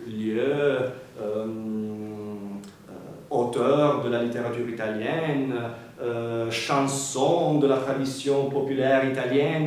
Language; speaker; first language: French; non-native, fluent; Italian